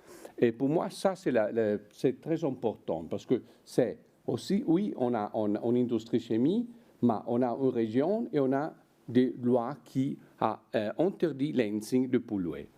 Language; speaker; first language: French; non-native, fluent; Italian